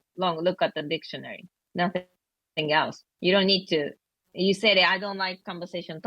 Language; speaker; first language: English; non-native, learner; Japanese